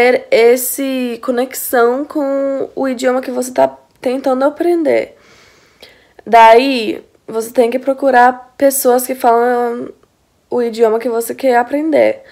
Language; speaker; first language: Portuguese; non-native, fluent; English